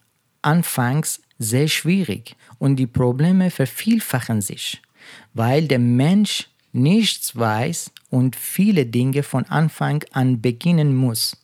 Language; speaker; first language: German; non-native, fluent; Persian